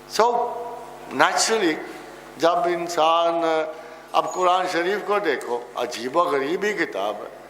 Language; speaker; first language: Urdu; non-native, local second language; Punjabi